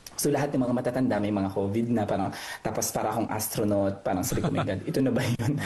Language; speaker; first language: Filipino; native; Filipino